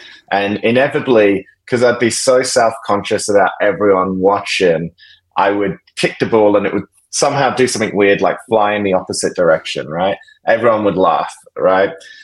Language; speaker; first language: English; native; English